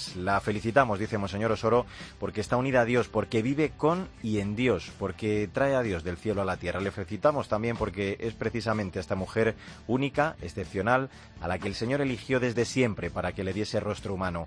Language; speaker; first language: Spanish; native; Spanish